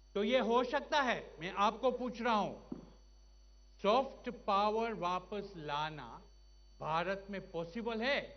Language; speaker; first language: Hindi; non-native, fluent; Gujarati